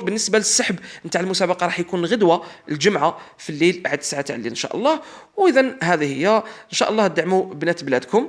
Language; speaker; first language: Arabic; native; Arabic